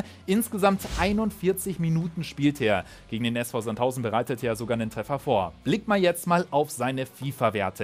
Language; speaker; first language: German; native; German